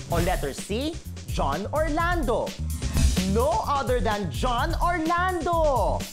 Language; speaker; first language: Filipino; native; Filipino